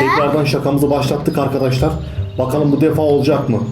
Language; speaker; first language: Turkish; native; Turkish